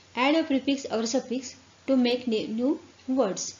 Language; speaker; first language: English; non-native, local second language; Marathi